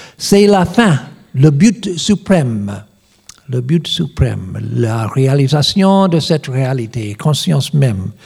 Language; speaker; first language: French; non-native, learner; English